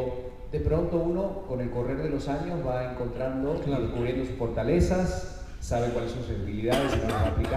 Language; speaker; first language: Spanish; native; Spanish